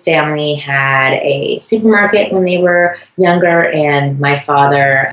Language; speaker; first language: English; native; English